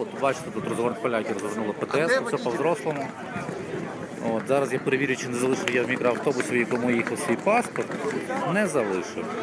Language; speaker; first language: Ukrainian; native; Ukrainian